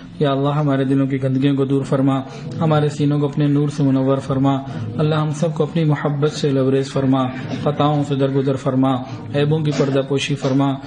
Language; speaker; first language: Urdu; non-native, local second language; Punjabi